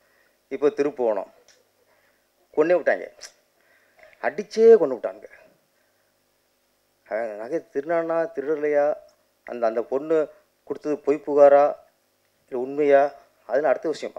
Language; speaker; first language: Tamil; native; Tamil